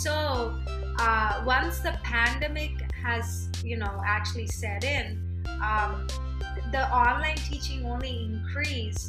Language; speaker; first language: English; non-native, local second language; Telugu